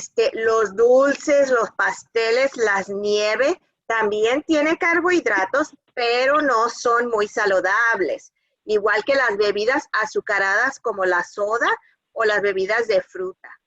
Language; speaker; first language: Spanish; early bilingual, other home language; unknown